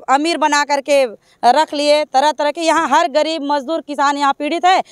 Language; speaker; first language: Hindi; native; Hindi